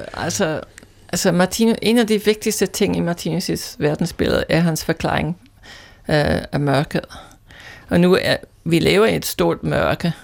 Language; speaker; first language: Danish; non-native, fluent; English